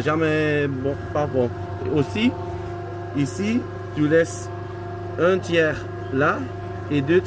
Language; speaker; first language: French; non-native, local second language; Dutch